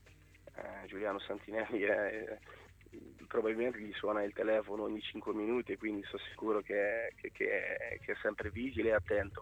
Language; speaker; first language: Italian; native; Italian